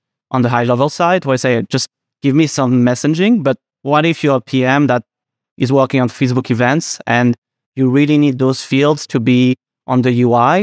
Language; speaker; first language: English; non-native, fluent; French